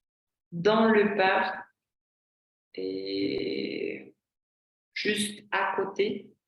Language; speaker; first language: French; non-native, fluent; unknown